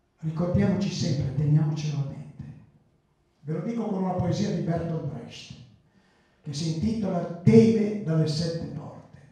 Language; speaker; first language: Italian; early bilingual, other home language; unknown